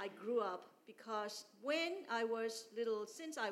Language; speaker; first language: English; non-native, fluent; Burmese